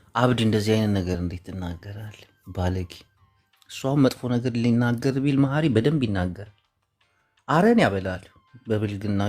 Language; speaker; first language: Amharic; non-native, local second language; Tigrinya